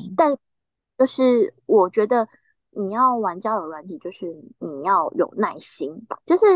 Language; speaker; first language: Chinese; native; Chinese